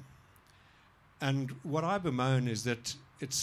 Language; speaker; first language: English; native; English